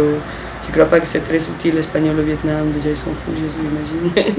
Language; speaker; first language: French; non-native, fluent; Spanish